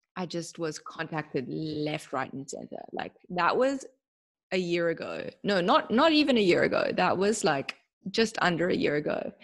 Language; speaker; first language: English; native; English